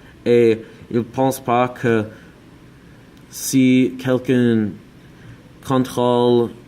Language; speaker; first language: French; non-native, learner; English